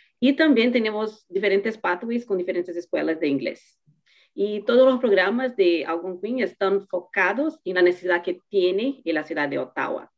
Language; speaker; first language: Spanish; non-native, fluent; Portuguese